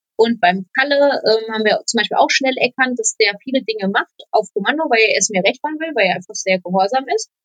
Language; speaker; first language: German; non-native, fluent; Polish